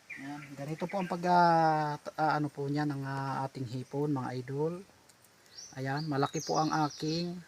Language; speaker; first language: Filipino; non-native, local second language; Bikol